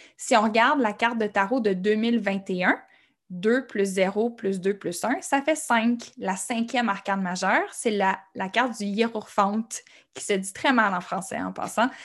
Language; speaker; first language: French; native; French